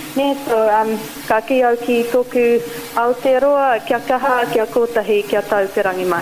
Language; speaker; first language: Māori; non-native, learner; Arabic